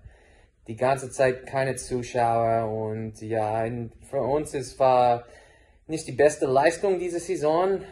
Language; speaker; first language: German; non-native, learner; English